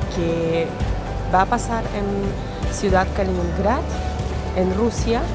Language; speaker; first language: Spanish; non-native, fluent; Russian